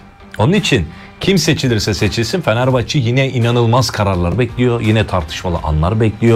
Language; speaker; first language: Turkish; native; Turkish